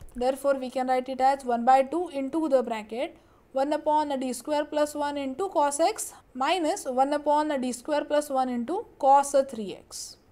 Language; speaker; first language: English; non-native, local second language; Marathi